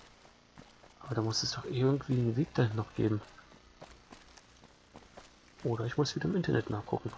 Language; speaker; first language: German; native; German